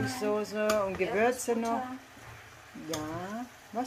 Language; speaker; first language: German; non-native, learner; Filipino